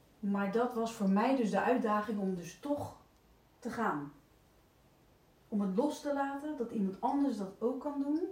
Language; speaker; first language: Dutch; native; Dutch